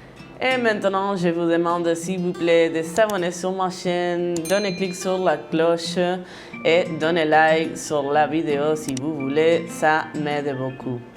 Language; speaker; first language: French; non-native, learner; Spanish